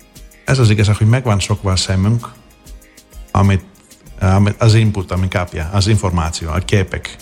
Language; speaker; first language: Hungarian; non-native, fluent; Greek